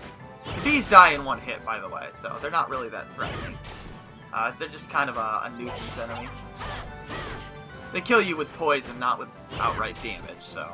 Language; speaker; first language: English; native; English